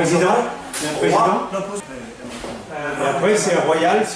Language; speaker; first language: French; native; French